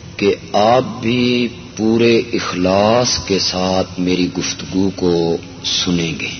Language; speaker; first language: Urdu; non-native, local second language; Punjabi